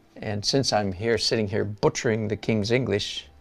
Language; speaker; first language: English; native; English